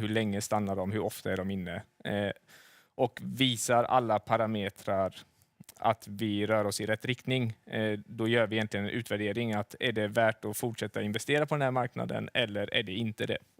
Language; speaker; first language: Swedish; native; Swedish